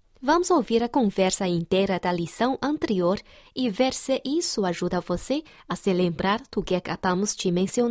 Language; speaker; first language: Portuguese; non-native, fluent; Chinese